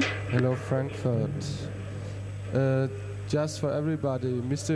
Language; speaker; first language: English; non-native, fluent; German